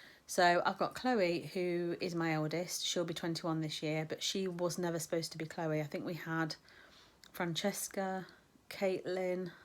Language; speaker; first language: English; native; English